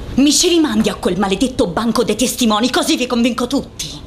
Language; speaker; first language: Italian; native; Italian